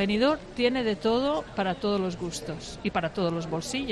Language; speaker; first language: Spanish; non-native, fluent; English